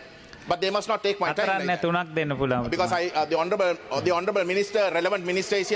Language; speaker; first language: English; non-native, local second language; Tamil